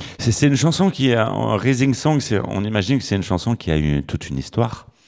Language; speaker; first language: French; native; French